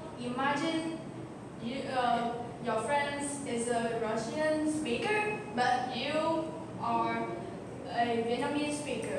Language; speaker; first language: English; non-native, learner; Vietnamese